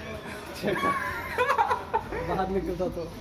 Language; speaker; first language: Hindi; native; Hindi